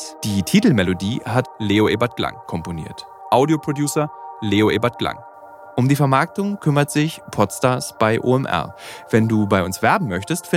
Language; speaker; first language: German; native; German